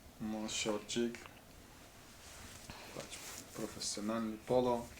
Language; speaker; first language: Polish; non-native, learner; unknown